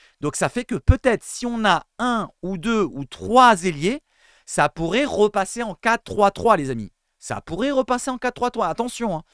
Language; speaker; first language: French; native; French